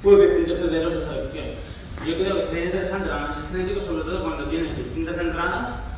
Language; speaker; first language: Spanish; non-native, local second language; Catalan